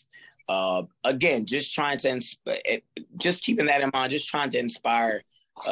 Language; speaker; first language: English; native; English